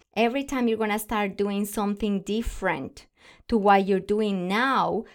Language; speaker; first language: English; non-native, fluent; Spanish